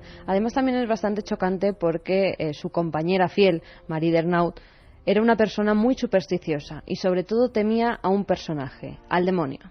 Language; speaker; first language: Spanish; native; Spanish